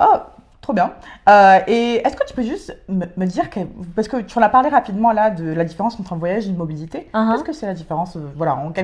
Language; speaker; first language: French; native; French